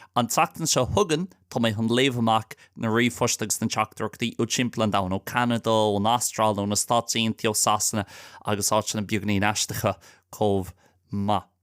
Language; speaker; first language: Irish; non-native, local second language; English